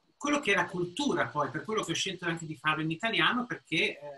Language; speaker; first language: Italian; native; Italian